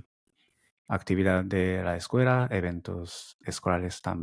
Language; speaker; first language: Spanish; non-native, fluent; Japanese